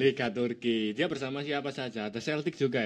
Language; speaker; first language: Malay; non-native, local second language; Javanese